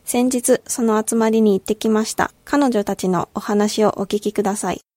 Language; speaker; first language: Japanese; native; Japanese